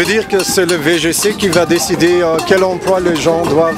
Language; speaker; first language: French; non-native, local second language; Dutch